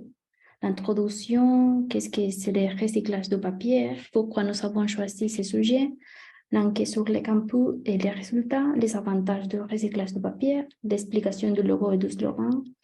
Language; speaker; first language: French; non-native, learner; Spanish